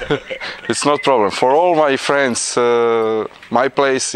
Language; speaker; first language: English; non-native, learner; Croatian